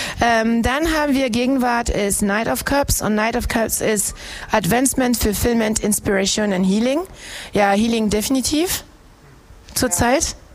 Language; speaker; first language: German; non-native, fluent; French